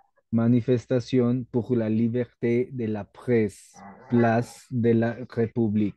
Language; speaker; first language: French; non-native, learner; Spanish